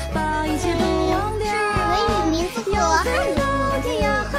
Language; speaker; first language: Chinese; non-native, local second language; Uyghur